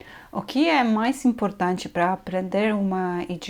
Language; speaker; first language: Portuguese; non-native, fluent; Polish